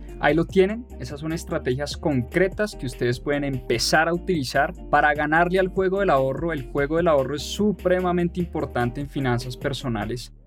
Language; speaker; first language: Spanish; native; Spanish